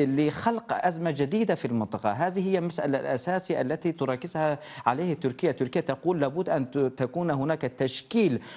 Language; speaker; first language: Arabic; non-native, fluent; Turkish